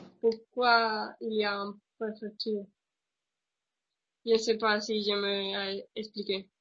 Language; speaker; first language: French; non-native, learner; Spanish